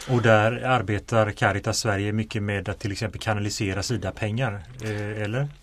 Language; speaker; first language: Swedish; native; Swedish